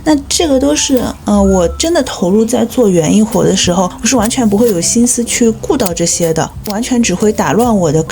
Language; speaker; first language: Chinese; native; Chinese